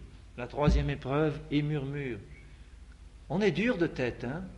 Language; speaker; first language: French; native; French